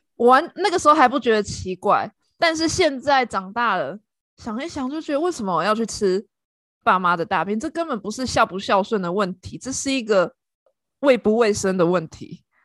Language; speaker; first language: Chinese; native; Chinese